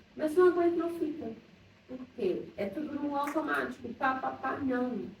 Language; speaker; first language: Portuguese; native; Portuguese